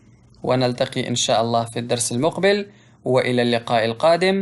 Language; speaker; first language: Arabic; non-native, local second language; Pashto